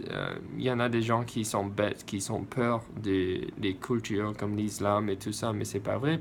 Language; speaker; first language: French; non-native, learner; English